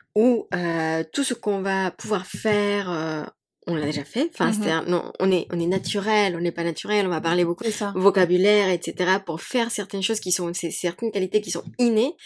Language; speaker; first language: French; non-native, fluent; Spanish